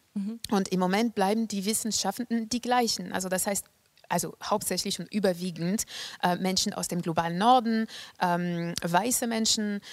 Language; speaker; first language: German; non-native, fluent; French